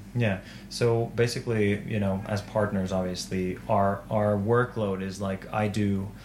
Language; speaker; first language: English; non-native, fluent; Finnish